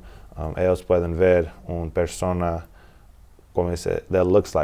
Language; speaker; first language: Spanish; non-native, learner; English